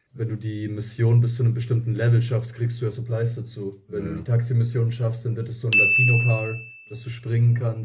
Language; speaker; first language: German; native; German